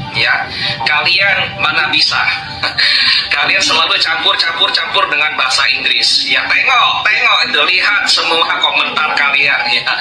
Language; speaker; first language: Indonesian; native; Indonesian